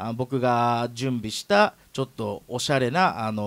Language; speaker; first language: Japanese; native; Japanese